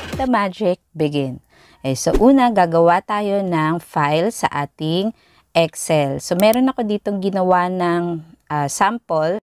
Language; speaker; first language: Filipino; native; Filipino